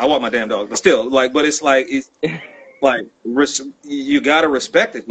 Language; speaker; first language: English; native; English